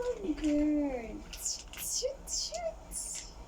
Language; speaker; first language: English; non-native, learner; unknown